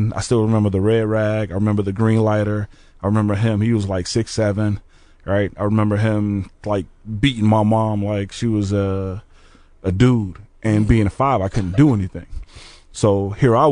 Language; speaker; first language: English; native; English